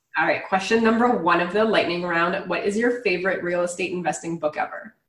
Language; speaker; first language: English; native; English